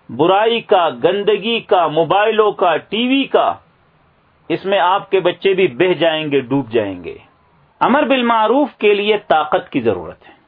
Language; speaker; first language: Urdu; native; Urdu